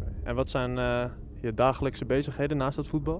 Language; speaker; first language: Dutch; native; Dutch